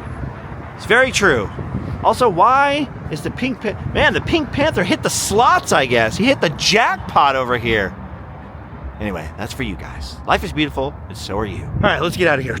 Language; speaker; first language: English; native; English